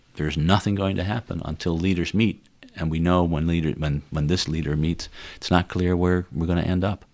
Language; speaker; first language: English; non-native, fluent; Dutch